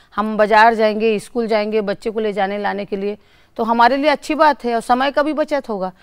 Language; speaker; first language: Hindi; native; Hindi